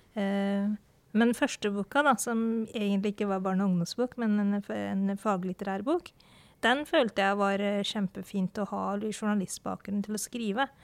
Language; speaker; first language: Norwegian; early bilingual, other home language; Urdu